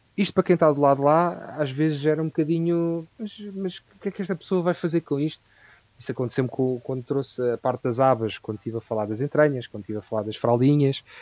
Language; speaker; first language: Portuguese; native; Portuguese